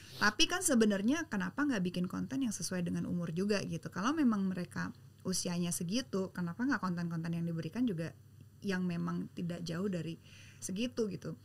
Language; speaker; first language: Indonesian; native; Indonesian